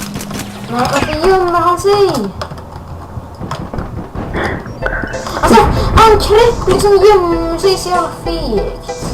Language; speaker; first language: Swedish; native; Swedish